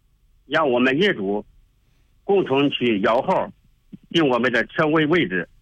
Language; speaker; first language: Chinese; native; Chinese